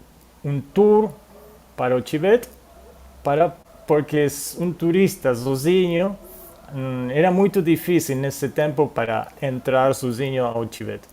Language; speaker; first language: Portuguese; non-native, fluent; Spanish